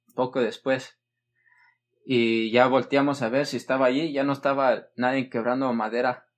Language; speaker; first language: Spanish; early bilingual, heritage; Spanish